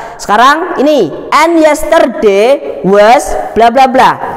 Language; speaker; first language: English; non-native, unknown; Javanese